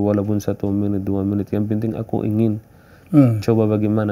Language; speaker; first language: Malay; non-native, fluent; Arabic